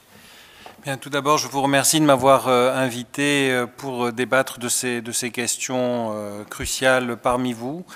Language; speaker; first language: French; native; French